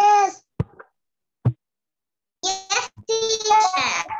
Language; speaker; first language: English; non-native, learner; Sinhala